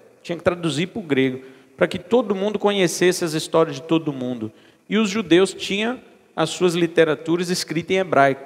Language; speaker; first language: Portuguese; native; Portuguese